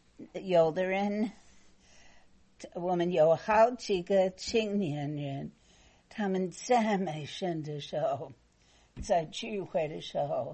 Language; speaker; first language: Chinese; non-native, fluent; English